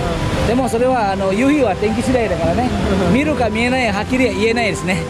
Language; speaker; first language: Japanese; non-native, fluent; Balinese